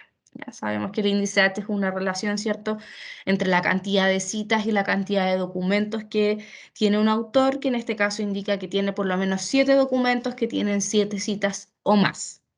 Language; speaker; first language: Spanish; native; Spanish